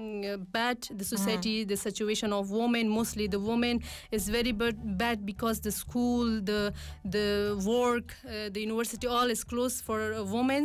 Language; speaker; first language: English; non-native, learner; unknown